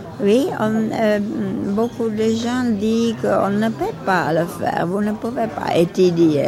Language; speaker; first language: French; non-native, learner; Czech